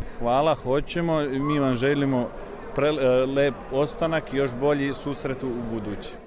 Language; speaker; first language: Serbian; early bilingual, heritage; Serbian